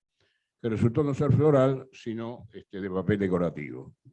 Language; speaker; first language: Spanish; native; Spanish